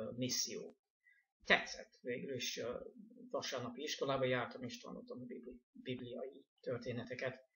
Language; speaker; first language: Hungarian; non-native, fluent; English